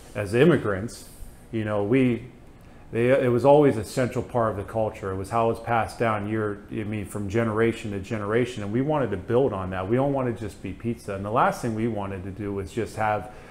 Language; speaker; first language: English; native; English